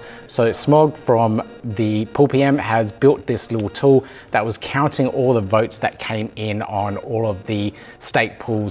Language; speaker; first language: English; native; English